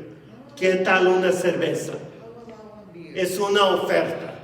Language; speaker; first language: Spanish; non-native, fluent; English